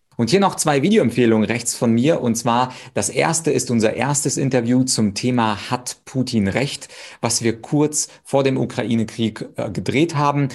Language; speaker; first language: German; early bilingual, other home language; Russian